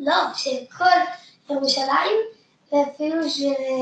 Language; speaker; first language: Hebrew; early bilingual, other home language; French